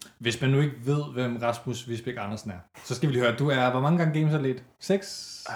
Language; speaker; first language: Danish; native; Danish